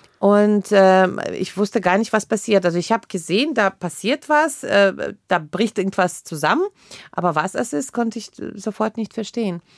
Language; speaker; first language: German; non-native, fluent; Russian